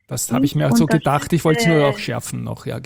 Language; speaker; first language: German; native; German